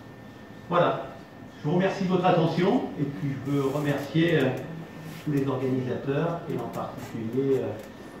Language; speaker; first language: French; native; French